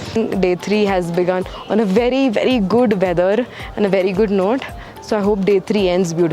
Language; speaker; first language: Hindi; native; Hindi